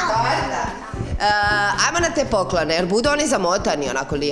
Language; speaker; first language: Croatian; native; Croatian